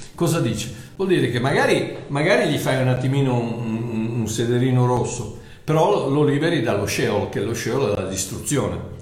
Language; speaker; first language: Italian; non-native, fluent; English